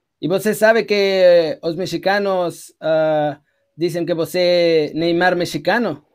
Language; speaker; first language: Portuguese; non-native, learner; Spanish